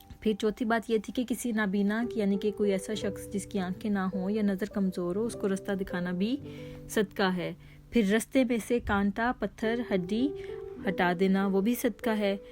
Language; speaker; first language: Urdu; native; Urdu